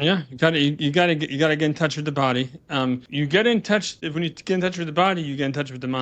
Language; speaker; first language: English; native; English